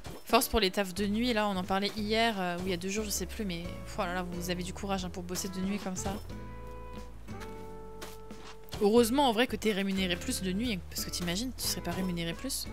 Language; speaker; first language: French; native; French